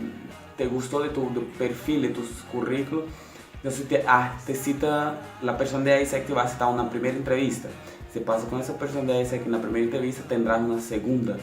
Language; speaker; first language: Spanish; non-native, local second language; Portuguese